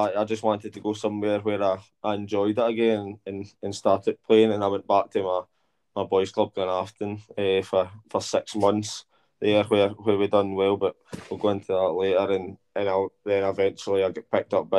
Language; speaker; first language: English; native; English